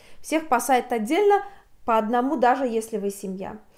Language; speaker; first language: Russian; native; Russian